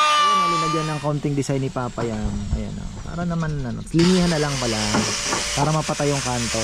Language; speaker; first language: Filipino; non-native, local second language; Pampanga